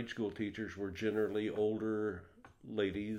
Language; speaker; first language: English; native; English